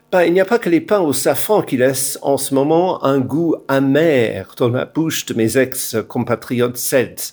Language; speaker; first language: French; non-native, fluent; English